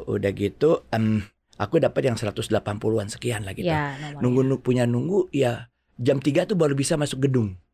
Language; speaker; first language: Indonesian; native; Indonesian